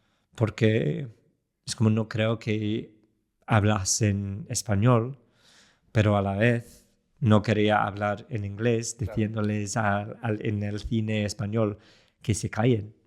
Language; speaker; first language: Spanish; non-native, fluent; English